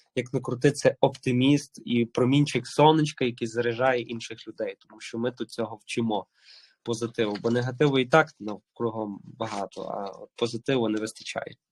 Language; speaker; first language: Ukrainian; native; Ukrainian